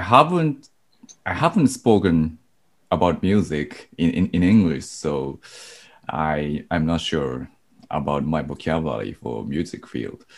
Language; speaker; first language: English; non-native, fluent; Japanese